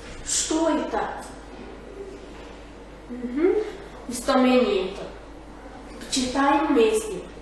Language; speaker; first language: Russian; non-native, fluent; Mongolian